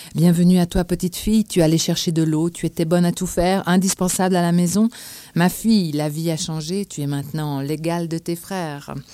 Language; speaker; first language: French; native; French